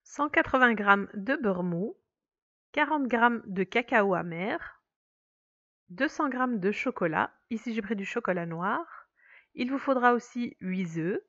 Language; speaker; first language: French; native; French